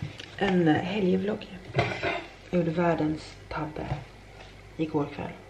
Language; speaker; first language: Swedish; native; Swedish